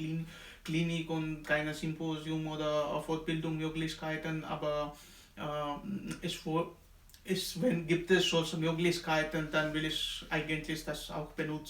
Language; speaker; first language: German; non-native, learner; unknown